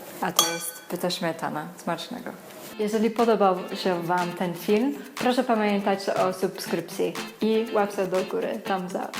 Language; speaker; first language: Polish; non-native, learner; English